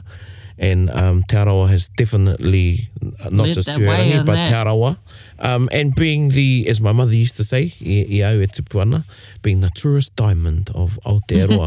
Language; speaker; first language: English; native; English